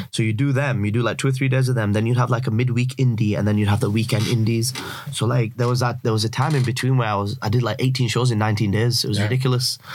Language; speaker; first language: English; early bilingual, other home language; Urdu